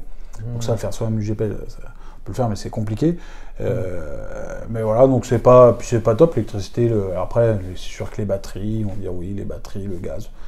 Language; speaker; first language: French; native; French